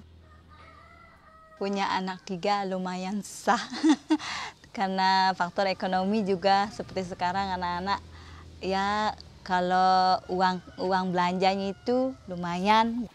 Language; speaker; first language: Indonesian; non-native, local second language; Balinese